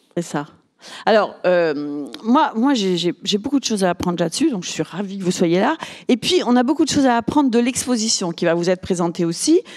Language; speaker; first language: French; native; French